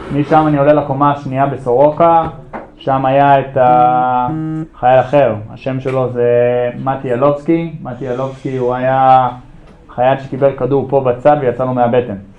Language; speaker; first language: Hebrew; early bilingual, other home language; English